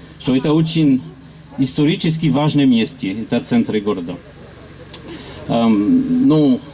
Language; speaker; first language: Russian; non-native, learner; French